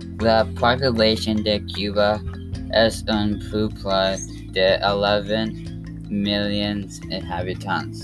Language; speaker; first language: French; non-native, learner; English